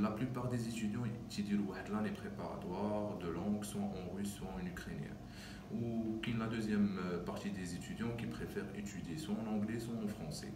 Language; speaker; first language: French; non-native, local second language; Arabic